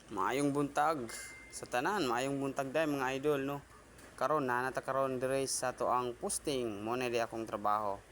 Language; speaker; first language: Cebuano; native; Cebuano